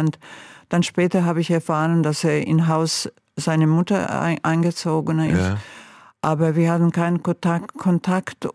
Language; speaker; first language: German; non-native, fluent; Croatian